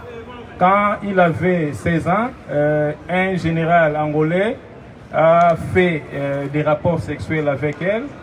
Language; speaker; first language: French; non-native, fluent; Portuguese